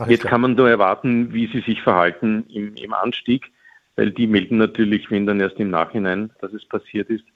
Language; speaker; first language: German; native; German